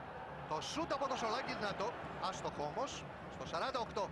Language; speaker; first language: Greek; native; Greek